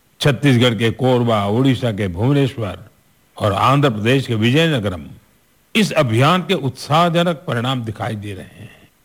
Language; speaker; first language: Hindi; non-native, local second language; Gujarati